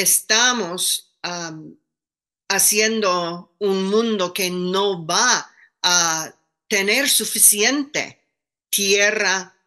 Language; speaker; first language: Spanish; non-native, fluent; English